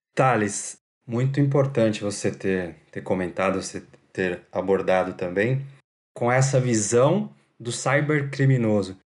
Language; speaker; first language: Portuguese; native; Portuguese